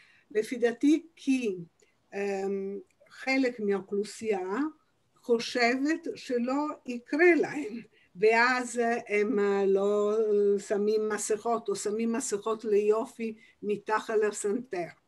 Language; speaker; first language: Hebrew; non-native, fluent; Italian